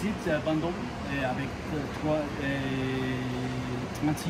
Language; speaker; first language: French; non-native, learner; Spanish